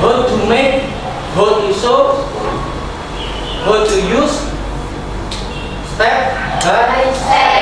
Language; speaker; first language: English; non-native, learner; Indonesian